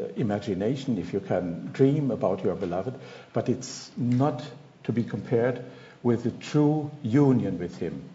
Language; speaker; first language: English; non-native, fluent; German